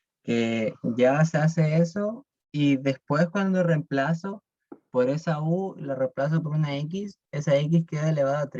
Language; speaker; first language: Spanish; native; Spanish